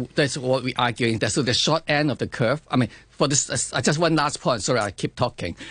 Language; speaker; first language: English; non-native, fluent; Chinese